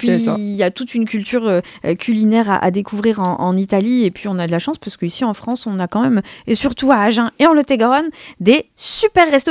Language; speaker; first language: French; native; French